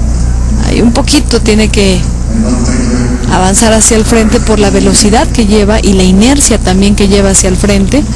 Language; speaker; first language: Spanish; native; Spanish